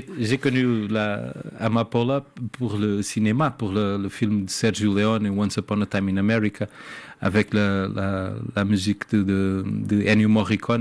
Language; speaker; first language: French; non-native, fluent; Portuguese